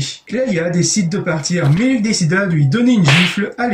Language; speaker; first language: French; native; French